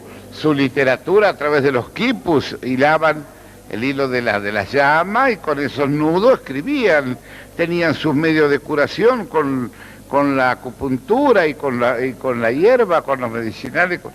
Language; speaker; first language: Spanish; native; Spanish